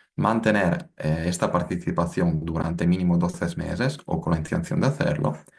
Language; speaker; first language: Spanish; non-native, fluent; Italian